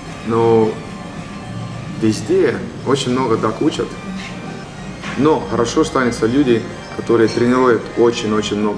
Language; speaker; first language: Russian; non-native, learner; Estonian